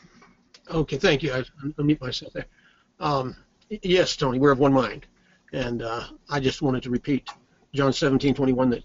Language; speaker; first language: English; native; English